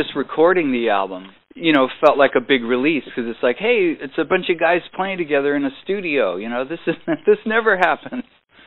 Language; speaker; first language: English; native; English